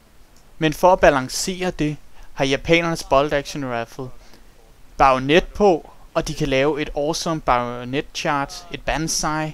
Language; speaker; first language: Danish; native; Danish